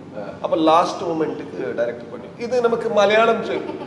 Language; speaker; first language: Malayalam; non-native, learner; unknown